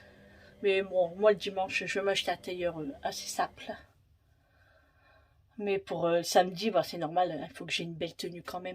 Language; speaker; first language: French; native; French